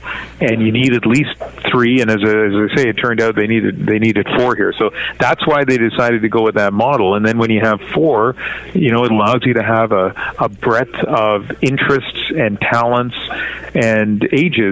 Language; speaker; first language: English; native; English